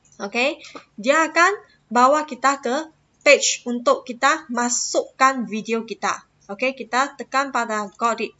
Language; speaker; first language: Malay; non-native, local second language; Chinese